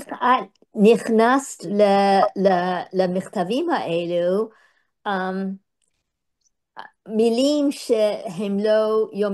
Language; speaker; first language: Hebrew; non-native, fluent; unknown